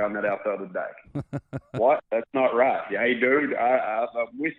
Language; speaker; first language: English; native; English